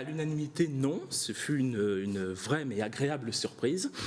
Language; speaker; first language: French; native; French